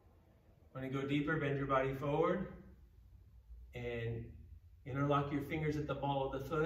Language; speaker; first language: English; native; English